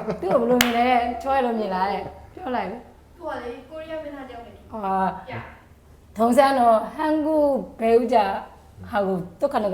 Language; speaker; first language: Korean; non-native, learner; Burmese